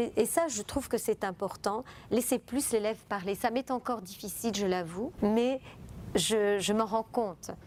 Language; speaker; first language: French; non-native, fluent; Italian